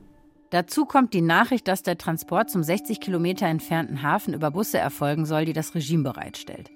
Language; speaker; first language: German; native; German